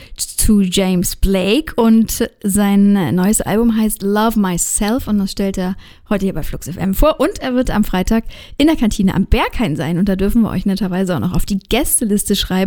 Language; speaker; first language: German; native; German